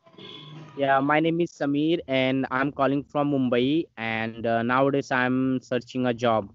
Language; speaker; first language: English; non-native, learner; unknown